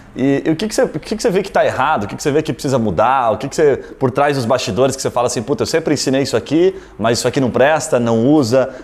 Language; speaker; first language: Portuguese; native; Portuguese